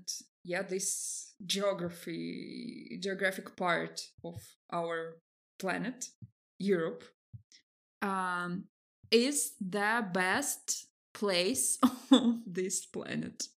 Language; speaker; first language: English; non-native, fluent; Russian